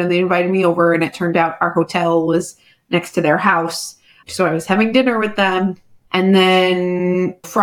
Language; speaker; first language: English; native; English